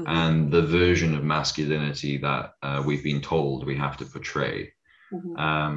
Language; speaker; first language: English; native; English